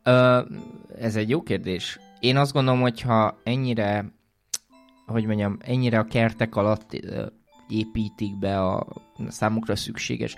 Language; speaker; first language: Hungarian; native; Hungarian